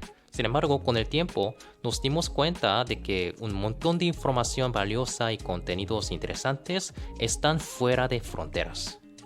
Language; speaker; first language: Spanish; non-native, fluent; Korean